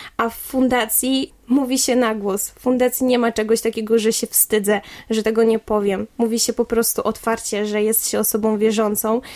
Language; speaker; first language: Polish; native; Polish